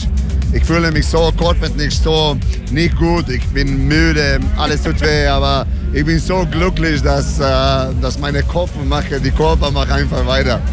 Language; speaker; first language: German; non-native, learner; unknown